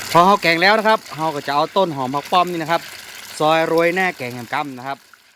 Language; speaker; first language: Thai; native; Thai